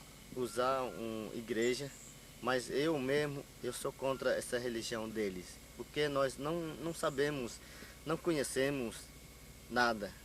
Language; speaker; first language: Portuguese; non-native, local second language; Yanomámi